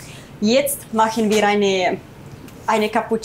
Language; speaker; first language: German; non-native, fluent; Italian